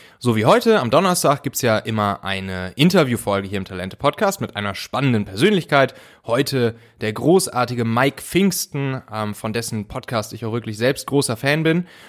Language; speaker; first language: German; native; German